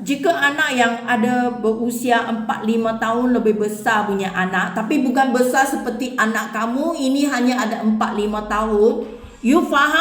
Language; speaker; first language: Indonesian; non-native, learner; Filipino